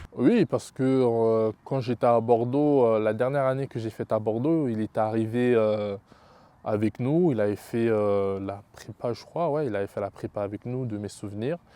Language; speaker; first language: French; early bilingual, other home language; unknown